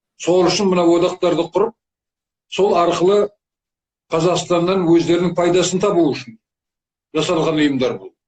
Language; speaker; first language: Kazakh; native; Kazakh